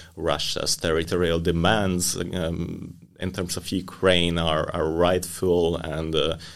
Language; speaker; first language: English; non-native, fluent; Hungarian